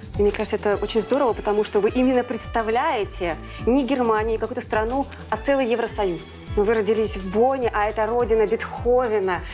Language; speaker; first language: Russian; native; Russian